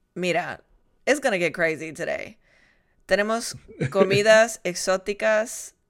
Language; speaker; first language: English; early bilingual, other home language; Spanish